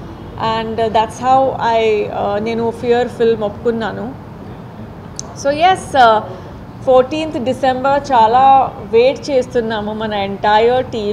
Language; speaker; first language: Telugu; non-native, fluent; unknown